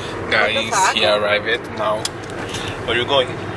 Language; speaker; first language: English; non-native, learner; Portuguese